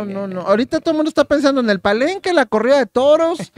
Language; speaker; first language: Spanish; native; Spanish